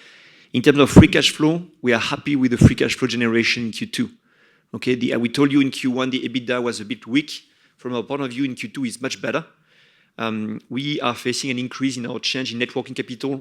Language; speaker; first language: English; non-native, fluent; French